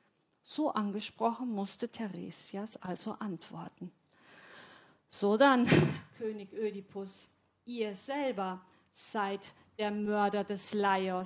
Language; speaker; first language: German; native; German